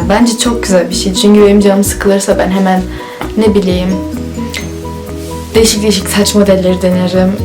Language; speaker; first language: Turkish; early bilingual, heritage; Turkish